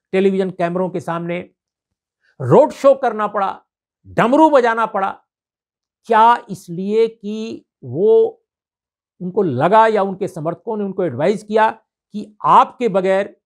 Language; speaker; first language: Hindi; native; Hindi